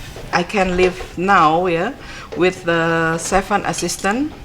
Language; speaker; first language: English; non-native, learner; Indonesian